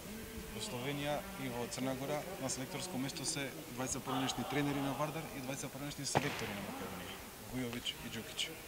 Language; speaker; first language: Macedonian; native; Macedonian